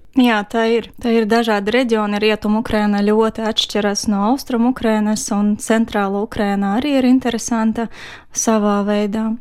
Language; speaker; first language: Latvian; non-native, fluent; Ukrainian